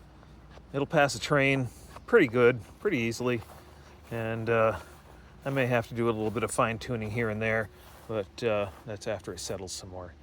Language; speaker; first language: English; native; English